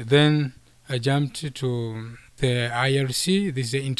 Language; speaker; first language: English; non-native, local second language; Somali